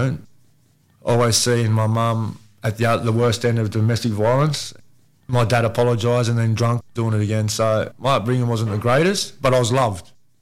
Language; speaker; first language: English; native; English